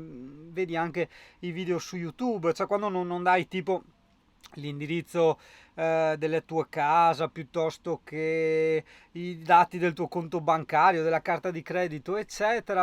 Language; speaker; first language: Italian; native; Italian